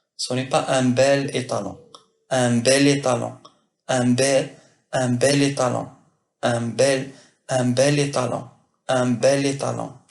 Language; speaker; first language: French; non-native, local second language; Arabic